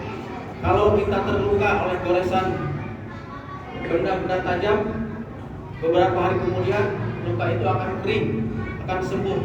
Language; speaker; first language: Indonesian; native; Indonesian